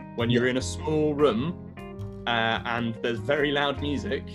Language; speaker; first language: English; native; English